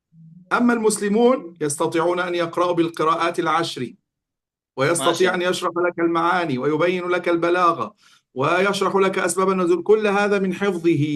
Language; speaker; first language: Arabic; native; Arabic